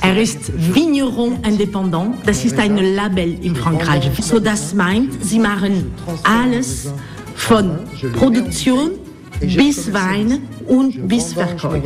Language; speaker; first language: German; non-native, learner; French